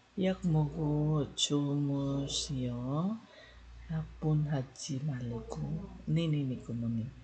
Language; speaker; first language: Korean; non-native, learner; Filipino